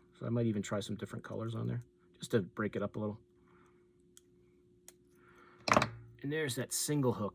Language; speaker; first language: English; native; English